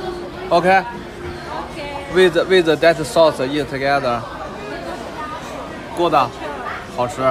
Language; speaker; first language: English; non-native, learner; Chinese